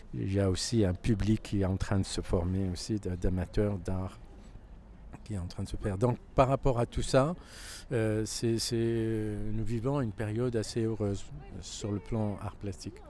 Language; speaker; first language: French; non-native, local second language; Arabic